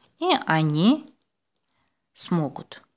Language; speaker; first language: Russian; non-native, local second language; Azerbaijani